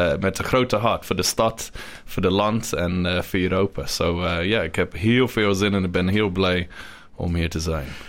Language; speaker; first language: Dutch; non-native, learner; English